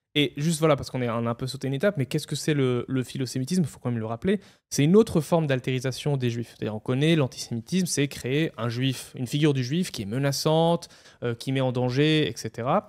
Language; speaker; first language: French; non-native, fluent; Hebrew